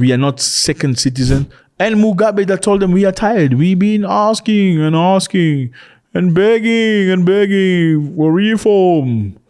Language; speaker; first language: English; non-native, fluent; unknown